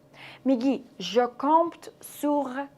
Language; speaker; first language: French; non-native, fluent; Persian